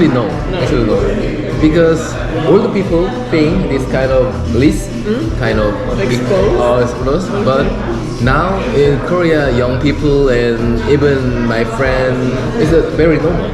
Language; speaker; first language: English; non-native, learner; Korean